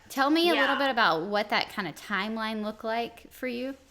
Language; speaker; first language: English; native; English